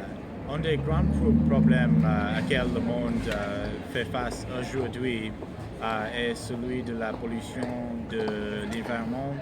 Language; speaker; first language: French; non-native, learner; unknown